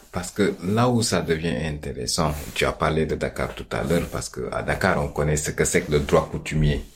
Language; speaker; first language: French; non-native, local second language; Wolof